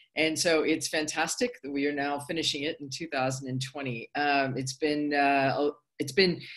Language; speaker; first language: English; native; English